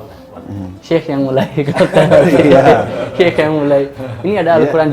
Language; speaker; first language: Indonesian; native; Indonesian